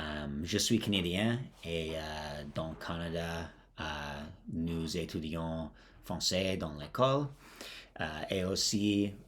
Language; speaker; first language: French; non-native, learner; English